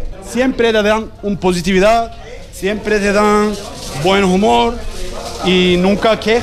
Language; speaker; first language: Spanish; non-native, learner; Turkish